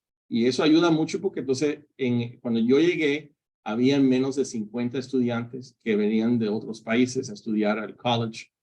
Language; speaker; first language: Spanish; early bilingual, heritage; Spanish